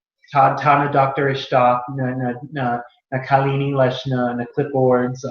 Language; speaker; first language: Irish; non-native, learner; English